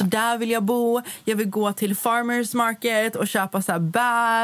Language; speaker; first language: Swedish; native; Swedish